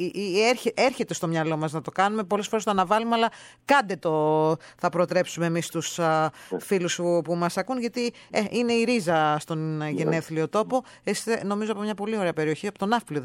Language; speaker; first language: Greek; native; Greek